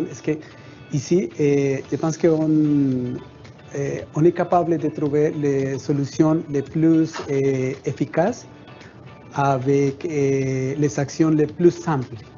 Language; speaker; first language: French; non-native, fluent; Spanish